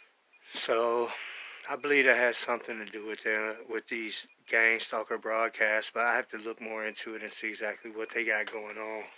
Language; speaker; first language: English; native; English